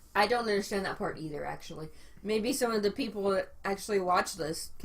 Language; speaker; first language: English; native; English